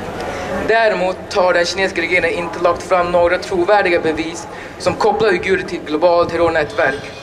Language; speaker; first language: Swedish; non-native, learner; Uyghur